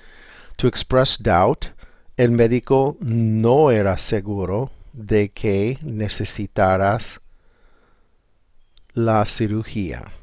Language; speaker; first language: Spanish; non-native, fluent; English